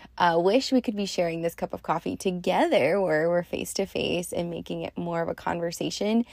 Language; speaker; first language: English; native; English